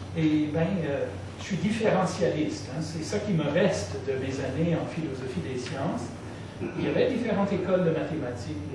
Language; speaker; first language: French; non-native, local second language; English